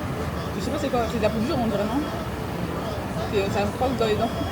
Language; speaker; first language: French; native; French